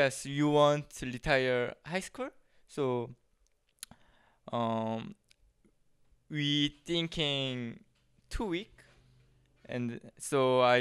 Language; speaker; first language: English; non-native, learner; Korean